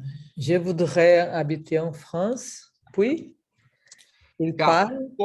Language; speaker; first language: French; non-native, learner; Portuguese